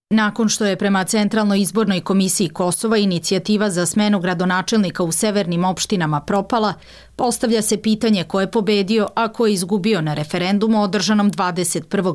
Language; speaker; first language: Serbian; native; Serbian